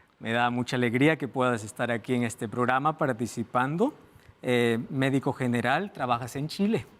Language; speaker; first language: Spanish; non-native, fluent; Portuguese